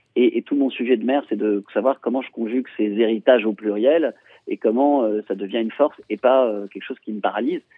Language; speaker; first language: French; native; French